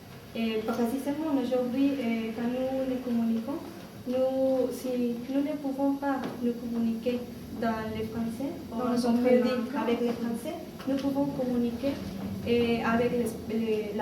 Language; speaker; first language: French; non-native, learner; Spanish